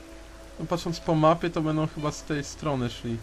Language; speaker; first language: Polish; native; Polish